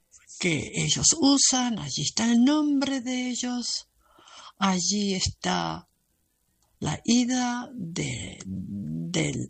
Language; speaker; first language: Spanish; non-native, fluent; German